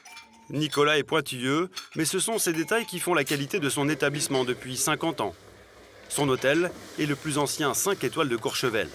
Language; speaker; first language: French; native; French